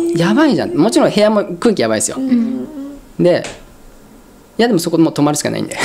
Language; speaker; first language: Japanese; native; Japanese